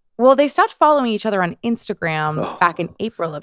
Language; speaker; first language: English; native; English